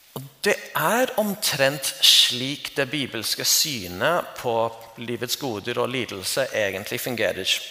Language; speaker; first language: Norwegian; non-native, fluent; English